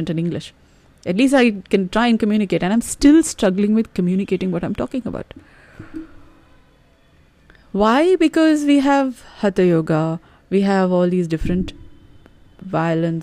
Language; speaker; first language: English; non-native, local second language; Malayalam